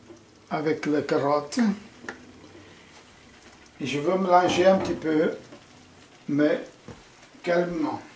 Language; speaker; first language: French; non-native, fluent; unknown